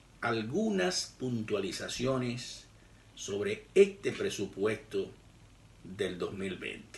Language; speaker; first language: Spanish; native; Spanish